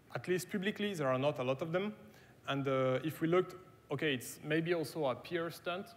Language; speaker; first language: English; non-native, fluent; German